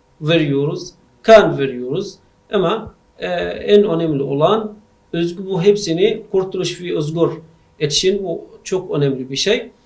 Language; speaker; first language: Turkish; non-native, learner; Arabic